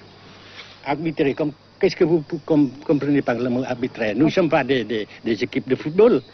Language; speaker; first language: French; non-native, fluent; Vietnamese